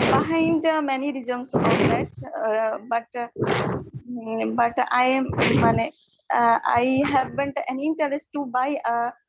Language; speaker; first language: English; non-native, learner; Bangla